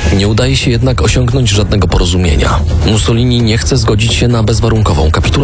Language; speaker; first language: Polish; native; Polish